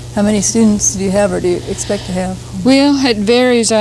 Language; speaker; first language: English; early bilingual, other home language; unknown